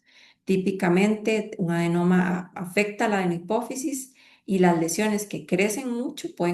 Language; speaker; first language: Spanish; native; Spanish